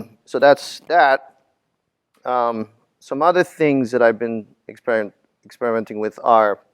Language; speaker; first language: English; native; English